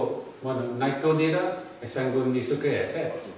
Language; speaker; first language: Basque; non-native, fluent; English